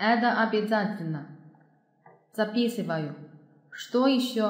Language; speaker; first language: Russian; non-native, fluent; Chinese